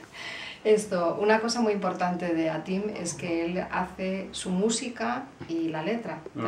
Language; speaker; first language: Spanish; native; Spanish